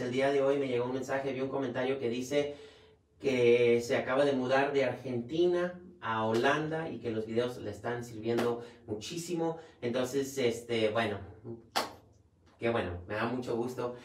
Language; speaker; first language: Spanish; native; Spanish